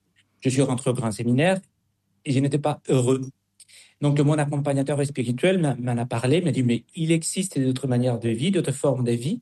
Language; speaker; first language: French; non-native, fluent; Spanish